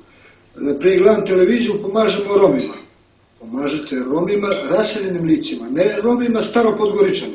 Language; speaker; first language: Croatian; non-native, local second language; Romany